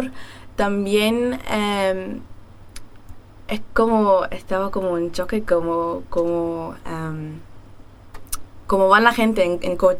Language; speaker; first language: Spanish; early bilingual, heritage; German